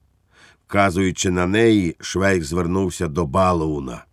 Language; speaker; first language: Ukrainian; native; Ukrainian